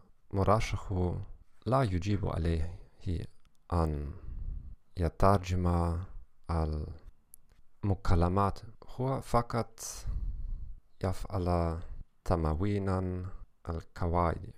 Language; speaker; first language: Arabic; non-native, learner; German